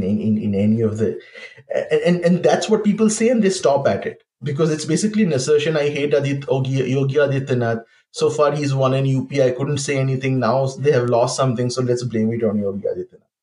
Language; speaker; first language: English; non-native, local second language; Bangla